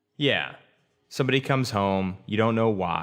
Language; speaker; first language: English; native; English